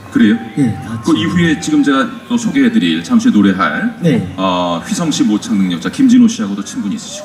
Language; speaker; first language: Korean; native; Korean